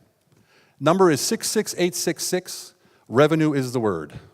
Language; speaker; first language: English; native; English